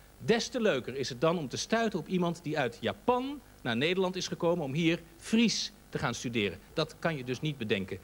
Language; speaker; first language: Dutch; native; Dutch